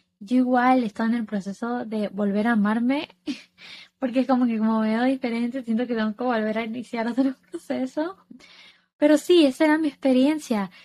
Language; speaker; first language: Spanish; early bilingual, heritage; Spanish